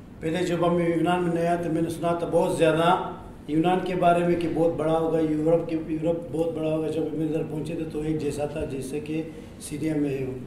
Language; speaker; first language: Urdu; non-native, local second language; Punjabi